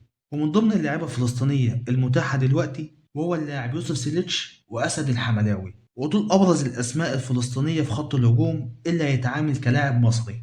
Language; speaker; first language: Arabic; native; Arabic